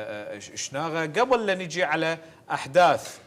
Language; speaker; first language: Arabic; native; Arabic